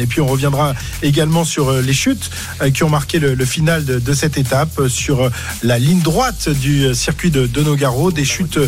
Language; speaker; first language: French; native; French